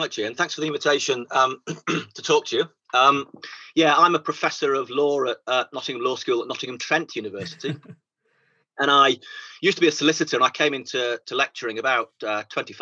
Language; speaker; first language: English; native; English